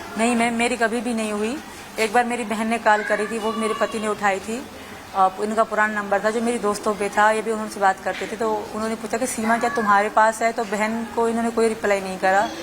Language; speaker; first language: Urdu; non-native, local second language; Sindhi